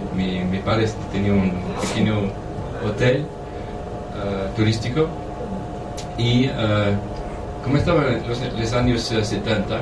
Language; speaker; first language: Spanish; non-native, fluent; German